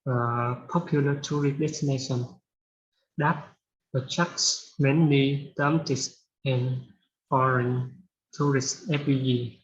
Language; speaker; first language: English; non-native, learner; Vietnamese